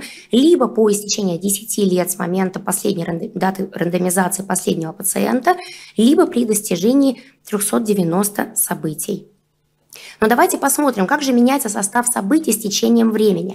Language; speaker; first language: Russian; native; Russian